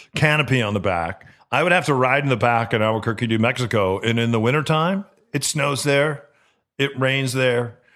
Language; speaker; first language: English; native; English